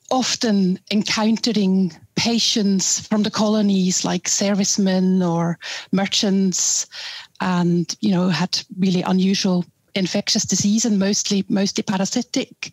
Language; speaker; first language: English; non-native, fluent; German